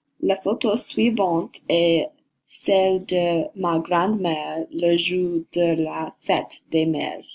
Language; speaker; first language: French; non-native, learner; English